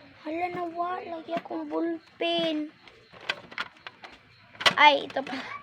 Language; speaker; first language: Filipino; non-native, local second language; Cebuano